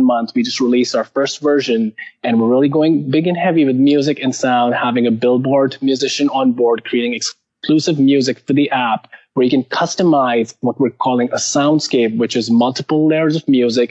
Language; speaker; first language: English; non-native, local second language; Hindi